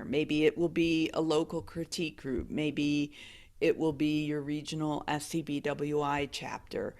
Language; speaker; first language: English; native; English